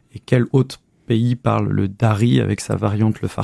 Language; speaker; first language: French; native; French